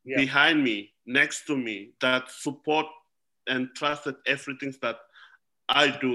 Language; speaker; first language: English; non-native, fluent; Indonesian